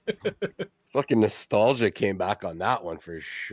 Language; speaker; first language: English; native; English